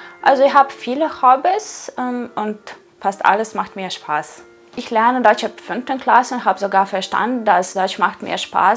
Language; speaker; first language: German; non-native, fluent; Ukrainian